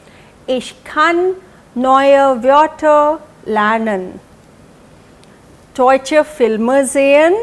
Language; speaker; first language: German; non-native, fluent; Hindi